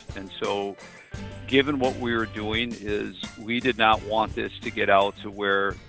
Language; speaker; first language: English; native; English